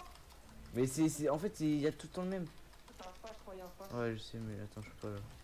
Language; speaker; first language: French; native; French